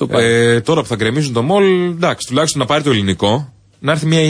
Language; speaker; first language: Greek; native; Greek